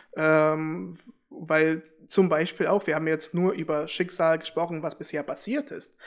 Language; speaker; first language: German; early bilingual, other home language; Russian